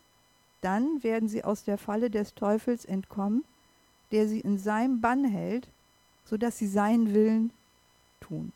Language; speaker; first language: German; native; German